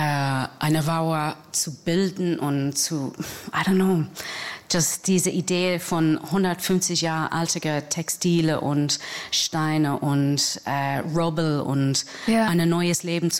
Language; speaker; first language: German; non-native, fluent; English